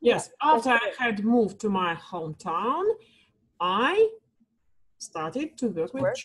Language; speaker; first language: English; non-native, learner; Russian